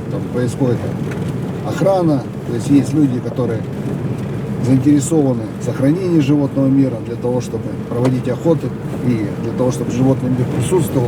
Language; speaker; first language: Russian; native; Russian